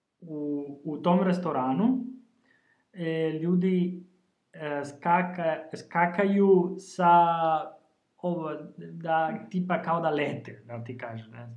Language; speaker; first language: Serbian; non-native, learner; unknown